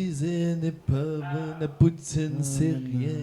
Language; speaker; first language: French; native; French